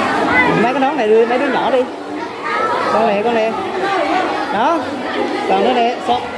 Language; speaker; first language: Vietnamese; native; Vietnamese